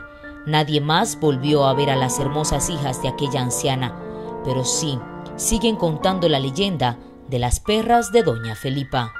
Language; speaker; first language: Spanish; native; Spanish